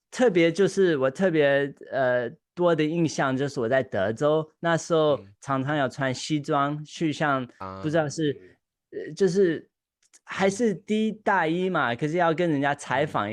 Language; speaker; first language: Chinese; early bilingual, heritage; Chinese